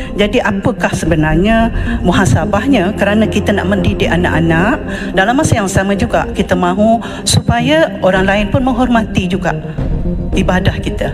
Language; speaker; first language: Malay; native; Malay